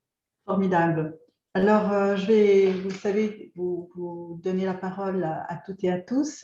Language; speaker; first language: French; native; French